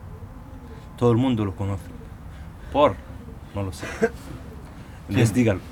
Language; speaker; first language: Spanish; non-native, local second language; Arabic